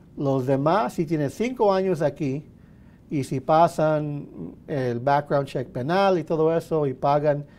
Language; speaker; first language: Spanish; early bilingual, heritage; Spanish